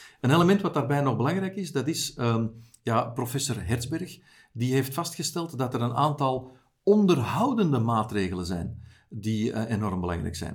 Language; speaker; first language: Dutch; native; Dutch